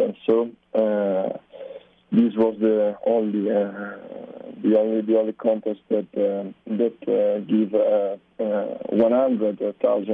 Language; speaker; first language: English; non-native, learner; Italian